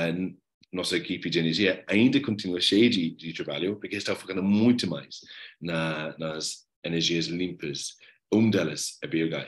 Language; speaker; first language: Portuguese; non-native, fluent; English